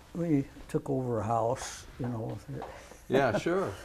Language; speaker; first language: English; native; English